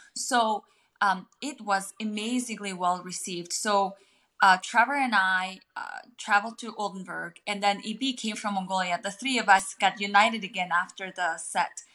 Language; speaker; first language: English; non-native, fluent; Mongolian